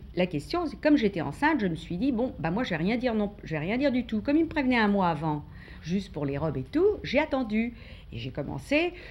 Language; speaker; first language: French; native; French